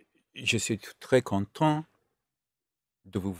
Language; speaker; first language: French; non-native, learner; English